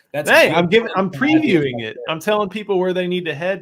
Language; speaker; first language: English; native; English